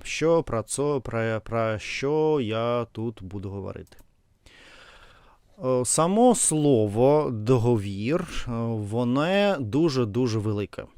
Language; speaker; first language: Ukrainian; non-native, learner; Russian